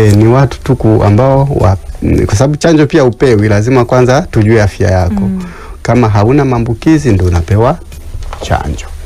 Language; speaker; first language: Swahili; native; Swahili